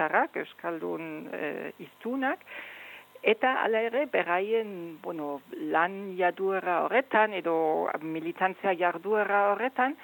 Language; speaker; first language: Basque; non-native, fluent; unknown